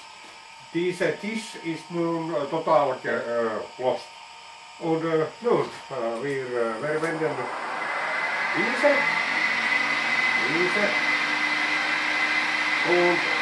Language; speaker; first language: German; non-native, learner; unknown